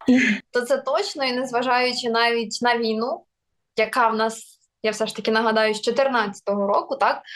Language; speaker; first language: Ukrainian; non-native, local second language; Russian